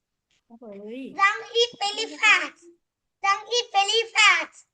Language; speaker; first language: English; non-native, learner; Vietnamese